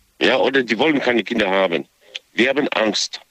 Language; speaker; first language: German; non-native, learner; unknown